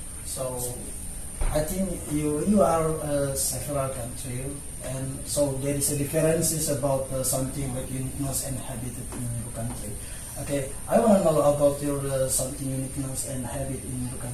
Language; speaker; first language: English; non-native, learner; Indonesian